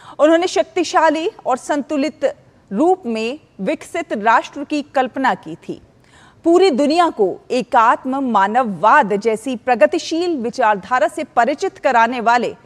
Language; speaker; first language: Hindi; native; Hindi